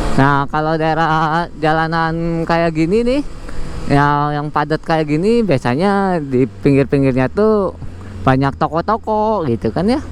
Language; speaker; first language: Indonesian; native; Indonesian